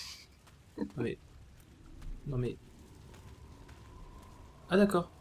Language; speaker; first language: French; native; French